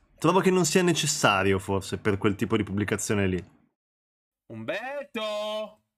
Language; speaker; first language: Italian; native; Italian